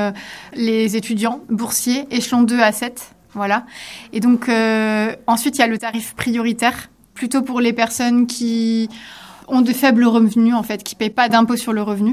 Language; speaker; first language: French; native; French